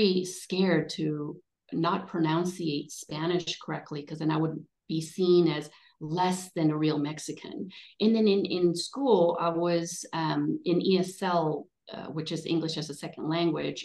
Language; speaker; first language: English; native; English